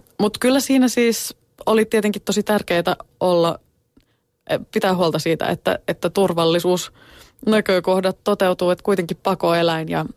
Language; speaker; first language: Finnish; native; Finnish